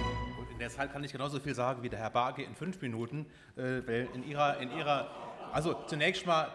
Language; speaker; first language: German; native; German